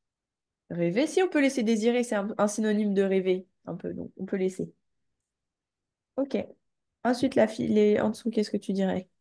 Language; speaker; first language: French; native; French